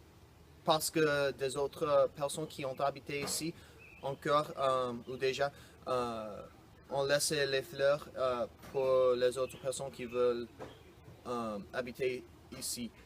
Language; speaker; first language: French; non-native, learner; English